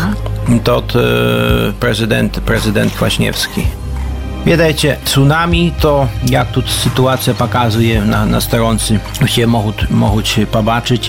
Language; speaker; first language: Russian; non-native, learner; Polish